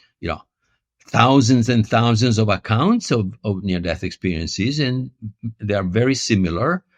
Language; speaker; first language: English; non-native, fluent; Italian